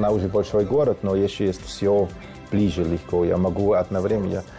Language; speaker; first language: Russian; non-native, learner; German